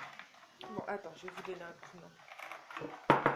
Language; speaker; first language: French; native; French